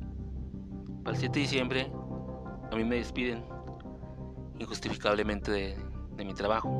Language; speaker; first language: Spanish; native; Spanish